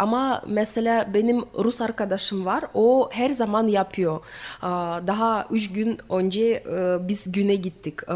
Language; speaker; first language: Turkish; non-native, fluent; Russian